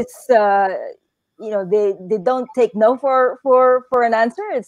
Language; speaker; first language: English; non-native, local second language; Filipino